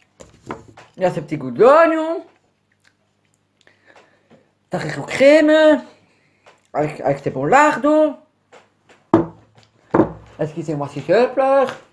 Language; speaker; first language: French; native; French